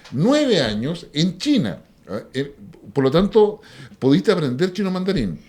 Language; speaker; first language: Spanish; native; Spanish